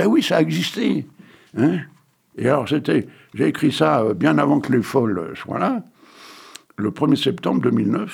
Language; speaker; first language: French; native; French